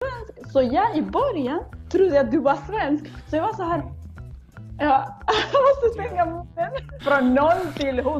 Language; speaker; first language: Swedish; non-native, fluent; Spanish